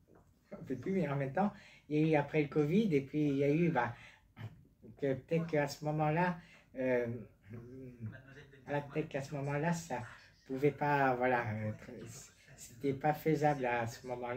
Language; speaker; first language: French; native; French